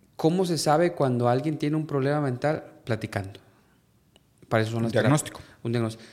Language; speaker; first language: Spanish; native; Spanish